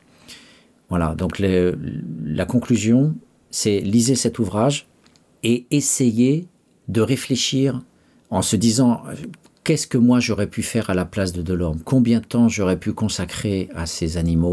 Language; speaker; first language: French; native; French